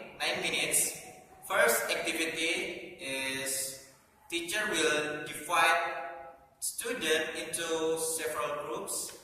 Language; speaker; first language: English; non-native, learner; Indonesian